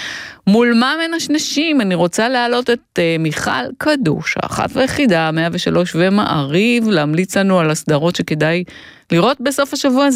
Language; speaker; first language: Hebrew; native; Hebrew